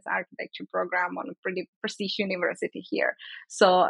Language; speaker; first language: English; non-native, fluent; Czech